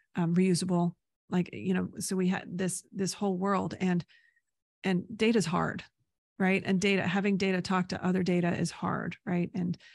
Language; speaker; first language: English; native; English